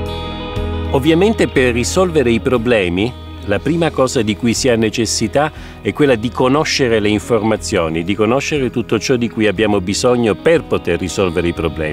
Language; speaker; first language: Italian; native; Italian